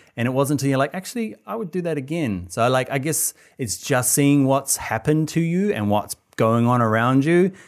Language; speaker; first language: English; native; English